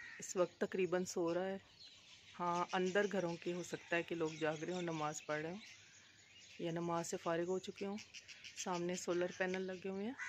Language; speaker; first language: Urdu; native; Urdu